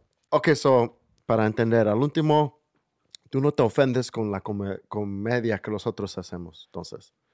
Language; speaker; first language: Spanish; early bilingual, heritage; Spanish